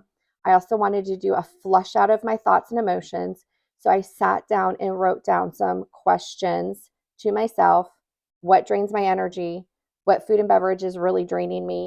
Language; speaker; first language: English; native; English